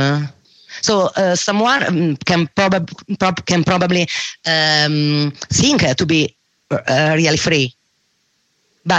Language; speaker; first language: English; non-native, learner; Russian